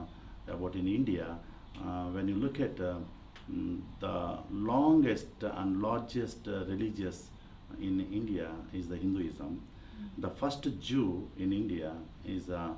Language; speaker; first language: English; non-native, local second language; Telugu